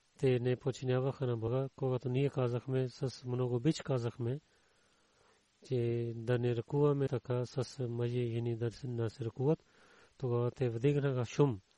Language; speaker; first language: Bulgarian; non-native, learner; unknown